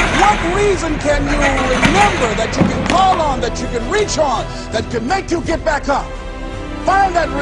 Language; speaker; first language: English; native; English